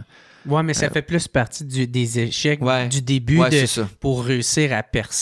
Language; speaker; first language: French; native; French